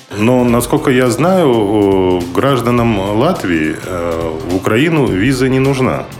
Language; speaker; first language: Russian; native; Russian